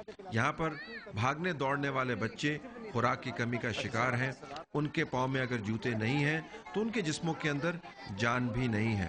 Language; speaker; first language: Urdu; native; Urdu